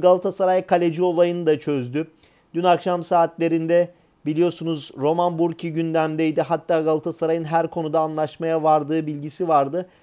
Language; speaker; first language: Turkish; native; Turkish